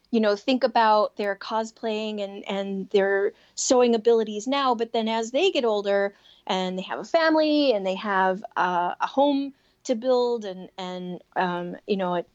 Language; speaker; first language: English; native; English